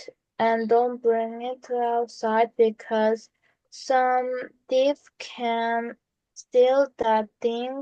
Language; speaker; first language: English; non-native, learner; Korean